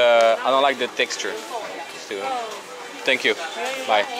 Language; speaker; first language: English; non-native, learner; French